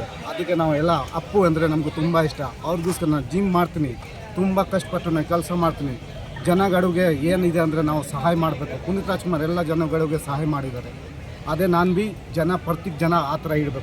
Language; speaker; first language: Kannada; non-native, local second language; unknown